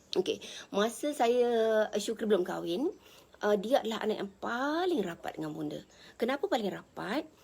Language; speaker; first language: Malay; native; Malay